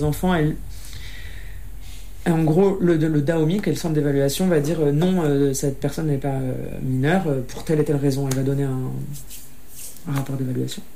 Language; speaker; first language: French; native; French